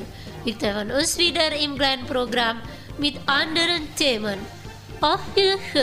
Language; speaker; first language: German; non-native, fluent; Indonesian